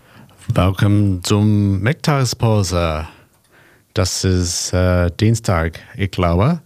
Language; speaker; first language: German; non-native, learner; English